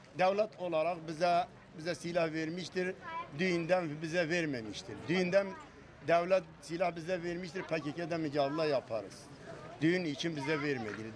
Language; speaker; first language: Turkish; non-native, local second language; Kurdish